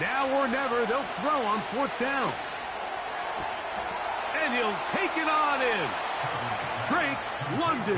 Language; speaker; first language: English; native; English